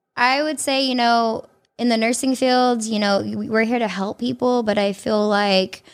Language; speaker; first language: English; early bilingual, other home language; Italian